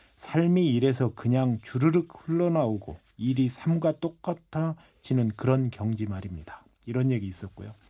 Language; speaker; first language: Korean; native; Korean